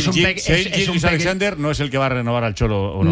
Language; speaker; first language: Spanish; native; Spanish